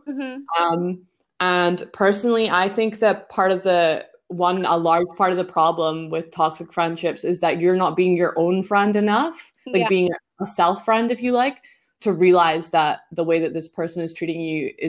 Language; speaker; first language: English; native; English